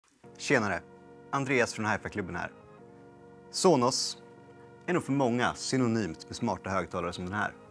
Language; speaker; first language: Swedish; native; Swedish